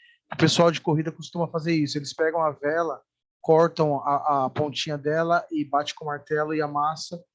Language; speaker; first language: Portuguese; native; Portuguese